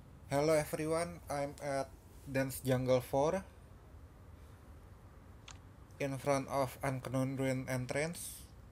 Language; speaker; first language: English; non-native, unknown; Indonesian